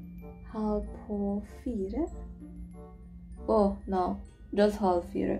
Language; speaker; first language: Norwegian; non-native, learner; German